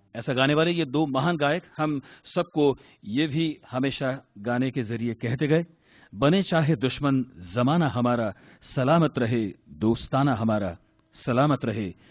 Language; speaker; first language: Hindi; non-native, local second language; Marathi